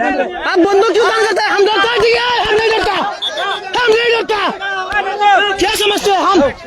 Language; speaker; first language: Hindi; non-native, learner; Bangla